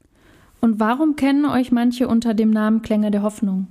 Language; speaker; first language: German; native; German